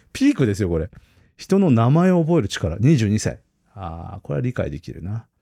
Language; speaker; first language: Japanese; native; Japanese